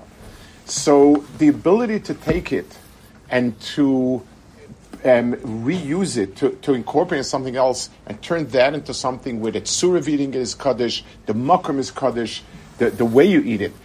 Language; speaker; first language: English; native; English